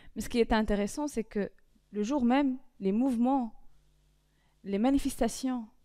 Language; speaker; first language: French; non-native, local second language; Arabic